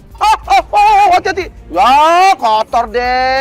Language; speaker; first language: Indonesian; native; Indonesian